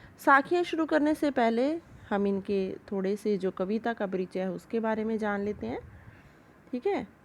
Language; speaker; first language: Hindi; native; Hindi